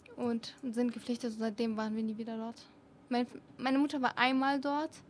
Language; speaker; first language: German; early bilingual, other home language; Arabic